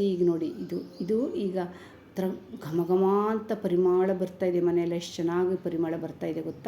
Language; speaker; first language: Kannada; native; Kannada